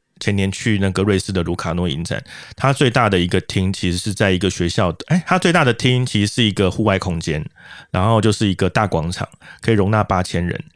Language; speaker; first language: Chinese; native; Chinese